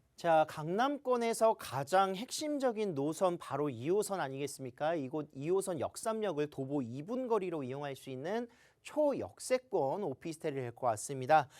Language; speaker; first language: Korean; native; Korean